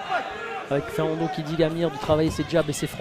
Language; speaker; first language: French; native; French